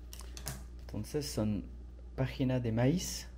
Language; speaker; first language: Spanish; non-native, learner; French